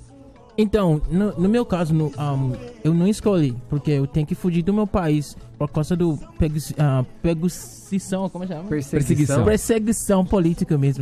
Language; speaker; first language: Portuguese; non-native, fluent; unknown